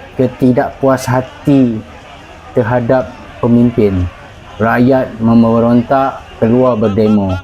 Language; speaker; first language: Malay; native; Malay